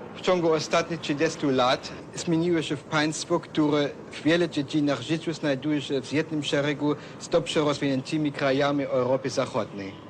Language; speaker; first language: Polish; non-native, fluent; German